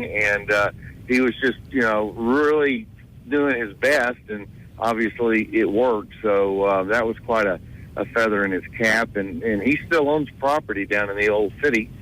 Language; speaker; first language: English; native; English